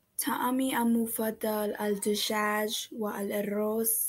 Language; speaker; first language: Arabic; non-native, learner; English